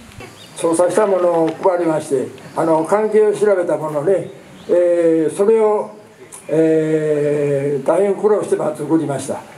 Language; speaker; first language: Japanese; native; Japanese